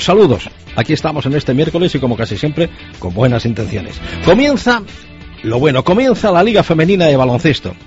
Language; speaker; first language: Spanish; native; Spanish